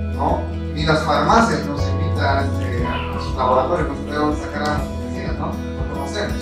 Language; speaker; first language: Spanish; native; Spanish